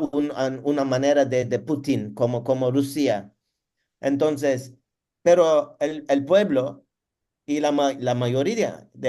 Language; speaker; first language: Spanish; non-native, learner; Turkish